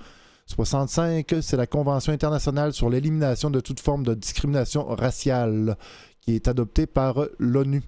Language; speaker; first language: French; native; French